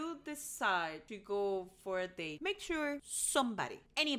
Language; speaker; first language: English; non-native, fluent; Spanish